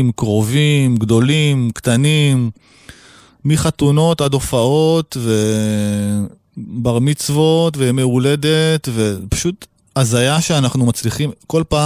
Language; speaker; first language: Hebrew; native; Hebrew